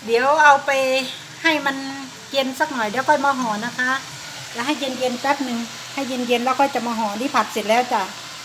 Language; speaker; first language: Thai; native; Thai